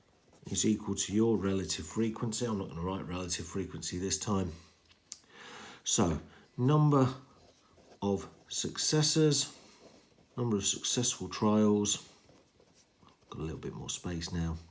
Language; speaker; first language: English; native; English